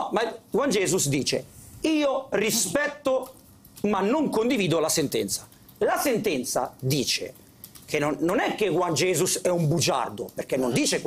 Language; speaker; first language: Italian; native; Italian